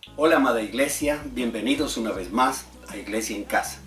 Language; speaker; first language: Spanish; native; Spanish